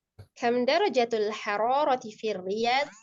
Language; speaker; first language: Arabic; non-native, learner; Indonesian